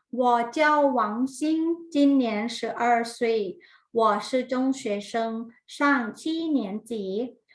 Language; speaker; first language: Chinese; non-native, fluent; Thai